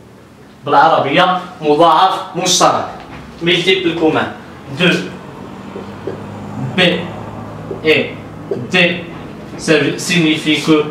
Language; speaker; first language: French; non-native, local second language; Arabic